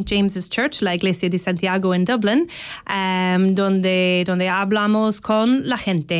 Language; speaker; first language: Spanish; non-native, learner; English